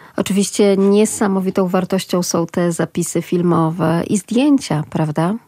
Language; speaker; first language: Polish; native; Polish